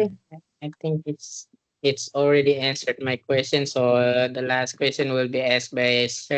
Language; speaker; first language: English; non-native, learner; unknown